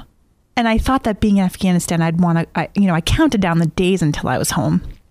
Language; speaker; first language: English; native; English